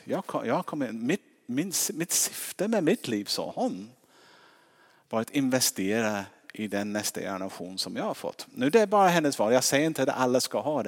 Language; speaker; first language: Swedish; non-native, fluent; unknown